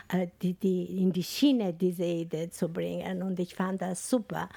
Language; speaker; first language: German; non-native, learner; Albanian